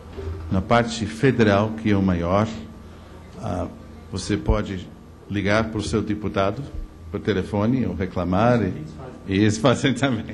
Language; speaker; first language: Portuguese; non-native, fluent; English